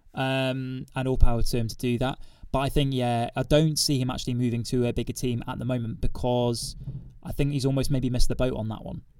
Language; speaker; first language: English; native; English